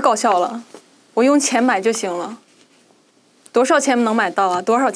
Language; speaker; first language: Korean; non-native, fluent; Chinese